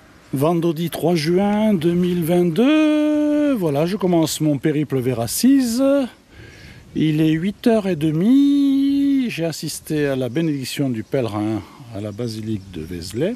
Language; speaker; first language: French; native; French